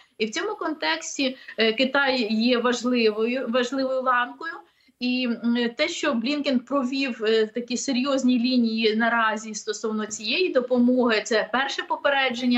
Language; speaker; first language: Ukrainian; native; Ukrainian